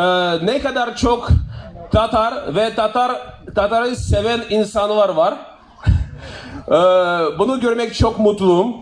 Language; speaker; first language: Turkish; non-native, fluent; Russian